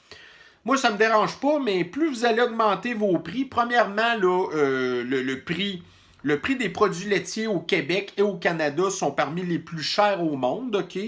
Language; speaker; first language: French; native; French